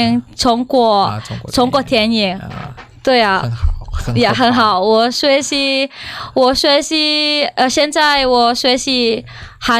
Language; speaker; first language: Chinese; non-native, learner; Indonesian